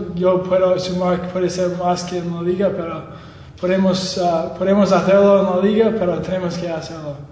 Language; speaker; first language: Spanish; non-native, learner; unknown